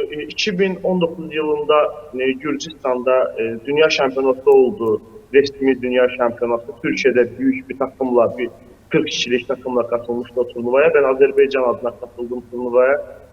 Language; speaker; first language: Turkish; non-native, fluent; Azerbaijani